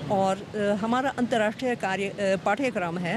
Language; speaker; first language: Hindi; non-native, fluent; Russian